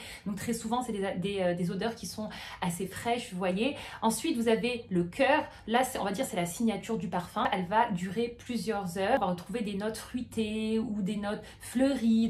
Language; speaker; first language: French; native; French